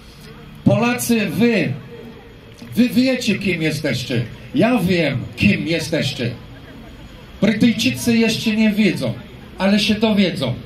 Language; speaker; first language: Polish; non-native, fluent; English